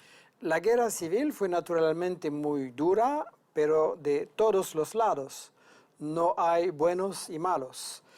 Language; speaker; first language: Spanish; non-native, fluent; French